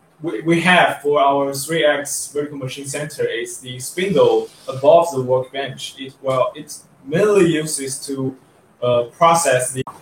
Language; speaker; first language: English; non-native, learner; Chinese